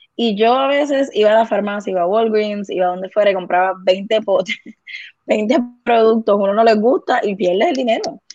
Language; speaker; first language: Spanish; native; Spanish